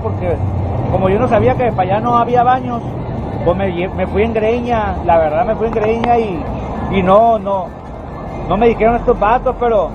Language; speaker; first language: Spanish; native; Spanish